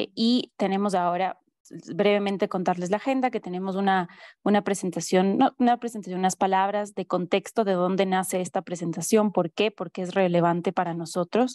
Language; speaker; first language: Spanish; native; Spanish